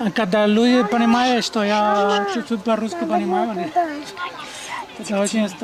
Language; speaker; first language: Russian; non-native, learner; Spanish